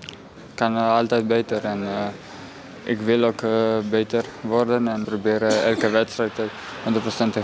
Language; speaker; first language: Dutch; non-native, learner; Slovenian